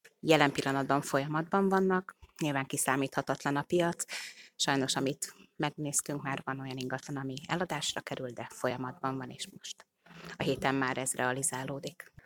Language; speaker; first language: Hungarian; native; Hungarian